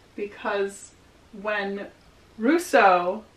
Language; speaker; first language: English; native; English